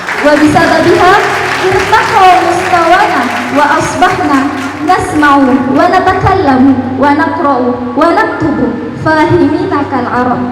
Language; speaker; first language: Arabic; non-native, learner; Indonesian